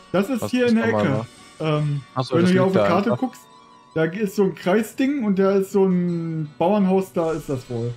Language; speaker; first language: German; native; German